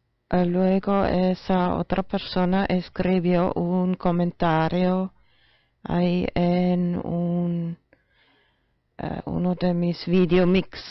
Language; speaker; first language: Spanish; non-native, fluent; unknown